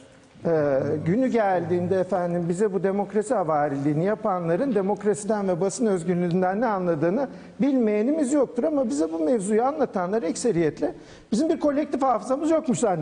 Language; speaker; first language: Turkish; native; Turkish